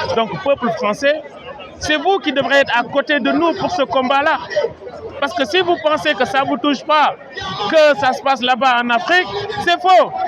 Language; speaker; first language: French; non-native, local second language; Wolof